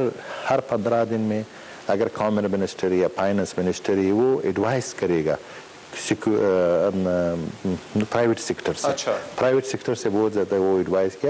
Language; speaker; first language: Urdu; non-native, learner; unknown